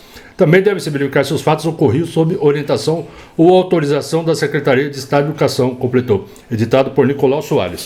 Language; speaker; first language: Portuguese; native; Portuguese